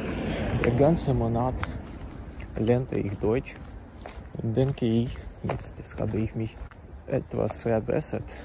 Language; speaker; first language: German; non-native, learner; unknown